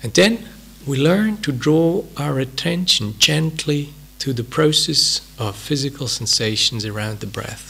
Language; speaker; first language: English; non-native, fluent; Swiss German